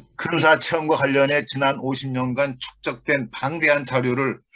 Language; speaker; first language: Korean; native; Korean